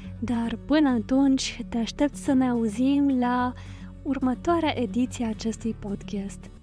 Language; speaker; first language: Romanian; native; Romanian